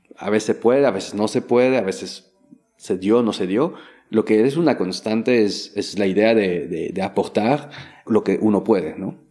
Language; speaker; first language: Spanish; non-native, fluent; French